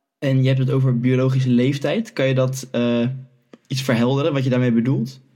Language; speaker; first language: Dutch; native; Dutch